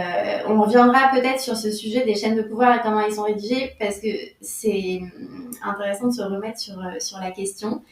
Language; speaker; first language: French; native; French